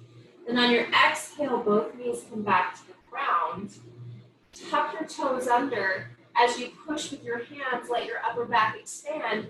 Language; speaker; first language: English; native; English